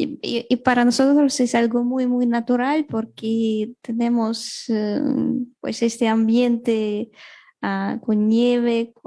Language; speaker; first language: Spanish; non-native, fluent; Russian